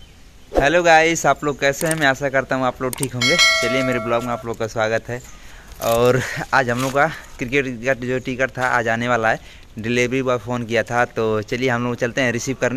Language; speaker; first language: Hindi; native; Hindi